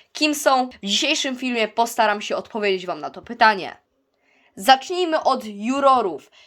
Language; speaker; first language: Polish; native; Polish